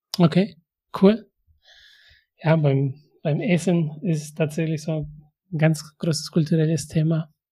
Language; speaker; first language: German; native; German